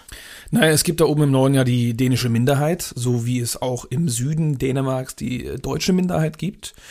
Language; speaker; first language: German; native; German